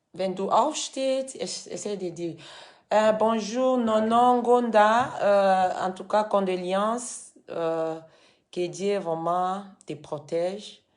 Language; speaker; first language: French; non-native, fluent; Lingala